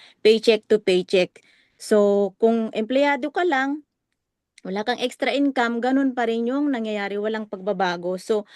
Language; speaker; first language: Filipino; non-native, local second language; Iloko